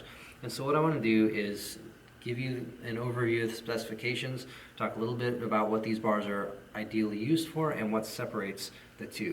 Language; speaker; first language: English; native; English